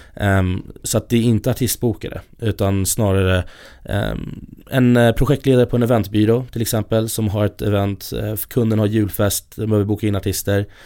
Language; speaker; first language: Swedish; native; Swedish